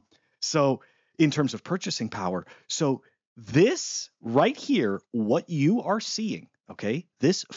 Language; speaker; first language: English; native; English